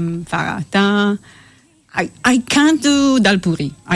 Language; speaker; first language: English; non-native, learner; Italian